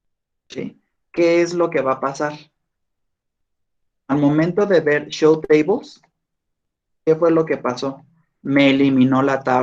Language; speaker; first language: Spanish; native; Spanish